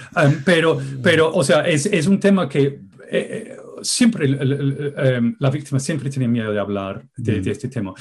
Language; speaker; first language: Spanish; non-native, fluent; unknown